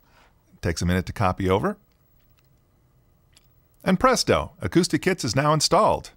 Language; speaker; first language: English; native; English